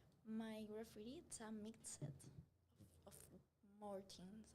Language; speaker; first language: English; non-native, learner; Spanish